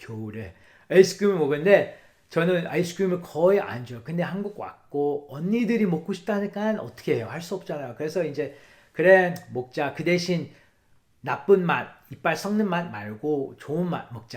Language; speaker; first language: Korean; early bilingual, heritage; English